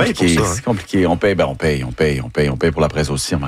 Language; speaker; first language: French; native; French